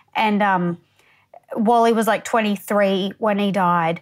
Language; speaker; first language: English; native; English